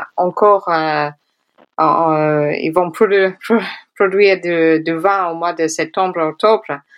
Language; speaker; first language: French; non-native, fluent; English